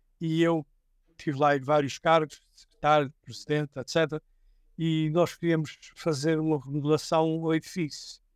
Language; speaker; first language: Portuguese; native; Portuguese